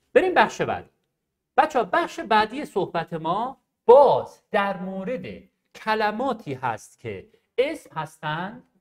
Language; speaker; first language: Persian; non-native, local second language; Arabic